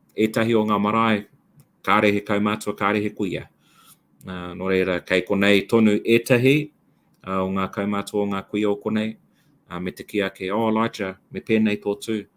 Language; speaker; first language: Māori; non-native, local second language; English